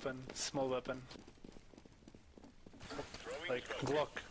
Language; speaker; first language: English; non-native, learner; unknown